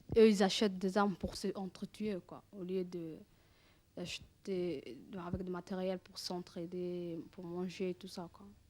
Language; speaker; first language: French; early bilingual, other home language; Arabic